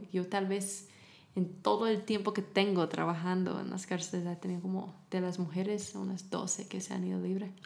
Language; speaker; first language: Spanish; non-native, fluent; English